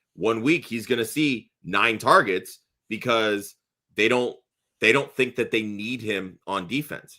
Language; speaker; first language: English; native; English